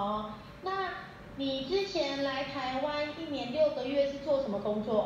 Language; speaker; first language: Chinese; native; Chinese